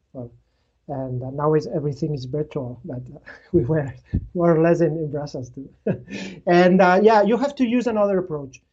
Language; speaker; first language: English; non-native, fluent; Spanish